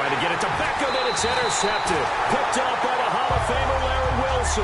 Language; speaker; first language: English; native; English